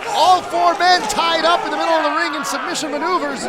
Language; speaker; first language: English; native; English